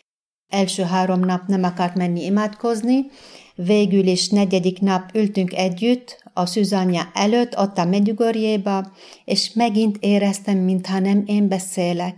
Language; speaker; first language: Hungarian; non-native, fluent; Arabic